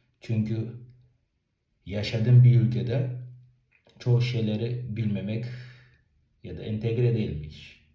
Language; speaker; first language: Turkish; non-native, fluent; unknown